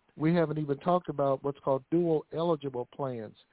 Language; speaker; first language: English; native; English